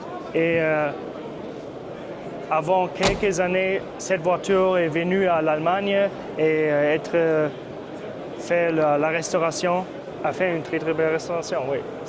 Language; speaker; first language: French; non-native, fluent; German